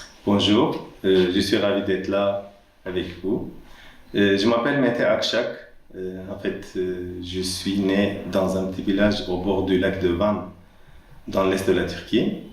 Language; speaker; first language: French; non-native, fluent; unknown